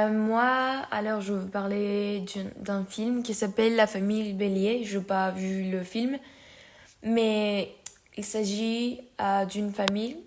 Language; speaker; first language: French; non-native, learner; Spanish